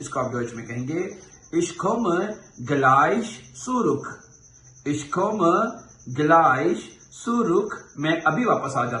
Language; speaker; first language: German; non-native, fluent; Urdu